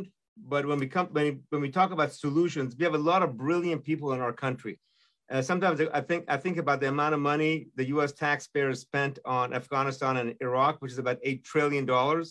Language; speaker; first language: English; non-native, fluent; Persian